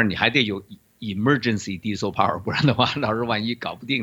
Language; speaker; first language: Chinese; native; Chinese